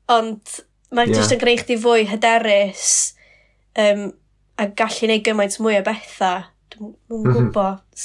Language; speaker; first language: Welsh; non-native, local second language; English